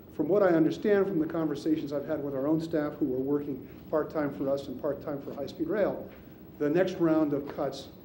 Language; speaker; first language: English; native; English